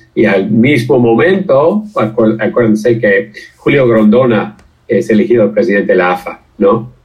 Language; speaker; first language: Spanish; non-native, fluent; English